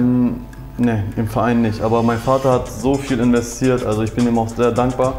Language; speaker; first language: German; early bilingual, other home language; Turkish